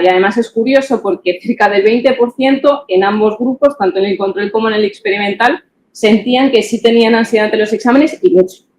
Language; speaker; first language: Spanish; native; Spanish